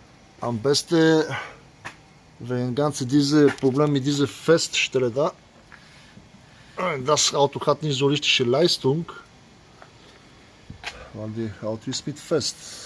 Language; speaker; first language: German; non-native, learner; Bulgarian